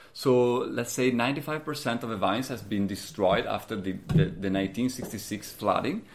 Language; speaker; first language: English; non-native, fluent; Italian